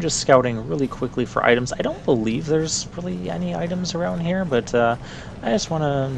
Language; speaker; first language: English; native; English